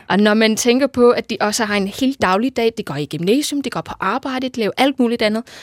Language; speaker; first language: Danish; non-native, fluent; English